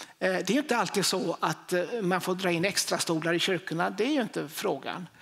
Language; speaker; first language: Swedish; native; Swedish